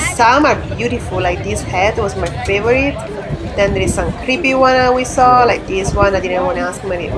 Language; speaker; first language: English; non-native, fluent; Italian